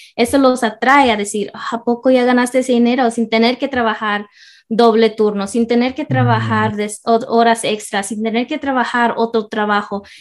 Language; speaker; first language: Spanish; early bilingual, heritage; Spanish